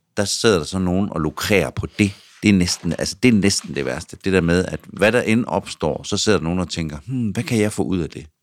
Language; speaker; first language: Danish; native; Danish